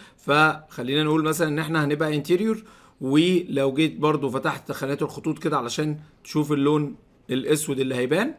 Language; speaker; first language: Arabic; native; Arabic